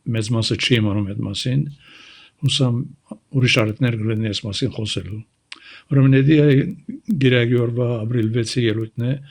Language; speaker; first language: Armenian; early bilingual, heritage; Armenian